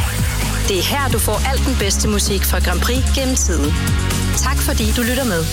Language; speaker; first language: Danish; native; Danish